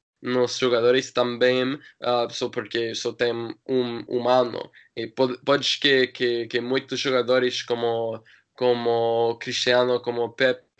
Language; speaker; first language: Portuguese; non-native, learner; English